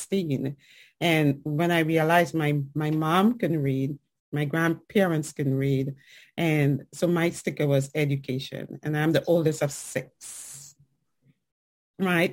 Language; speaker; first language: English; native; English